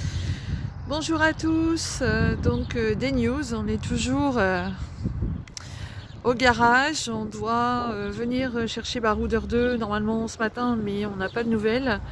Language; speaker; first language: French; native; French